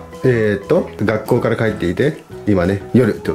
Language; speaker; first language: Japanese; native; Japanese